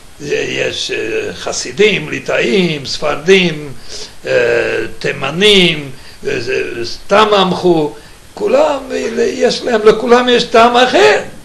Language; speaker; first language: Hebrew; non-native, fluent; Yiddish